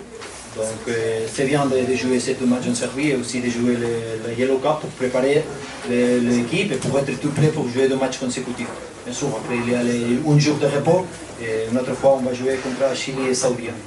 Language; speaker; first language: French; non-native, fluent; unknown